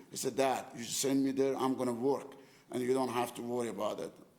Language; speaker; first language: English; non-native, fluent; Persian